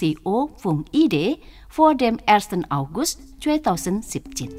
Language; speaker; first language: German; non-native, fluent; Indonesian